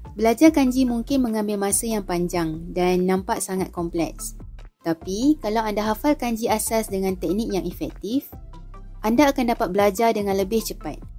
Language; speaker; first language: Malay; native; Malay